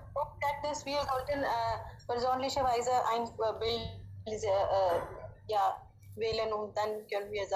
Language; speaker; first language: German; non-native, learner; Hindi